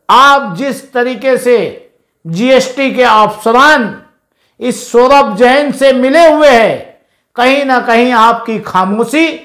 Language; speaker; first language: Hindi; non-native, local second language; Urdu